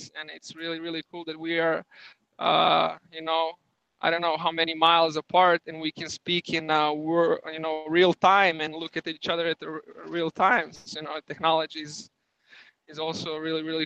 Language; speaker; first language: English; non-native, fluent; Serbian